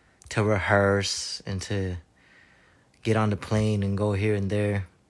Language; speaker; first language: English; early bilingual, other home language; Korean